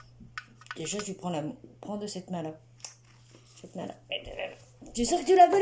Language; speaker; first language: French; native; French